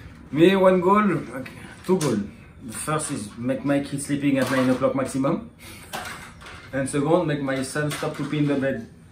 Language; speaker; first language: English; non-native, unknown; French